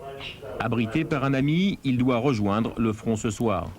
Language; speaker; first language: French; native; French